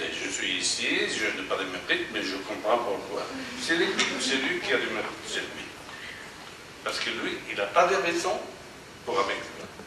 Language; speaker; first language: French; non-native, fluent; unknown